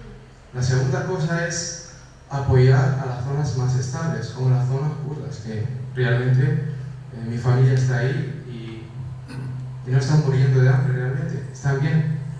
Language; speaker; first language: Spanish; non-native, fluent; Kurdish